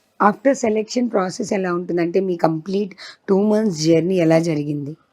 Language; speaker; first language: Telugu; native; Telugu